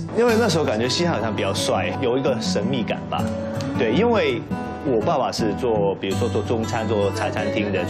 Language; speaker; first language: Chinese; non-native, local second language; Cantonese